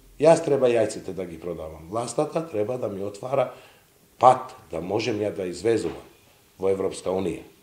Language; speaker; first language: Macedonian; non-native, local second language; Serbian